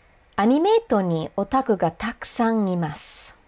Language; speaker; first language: Japanese; non-native, fluent; English